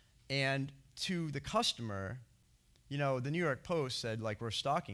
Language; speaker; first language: English; native; English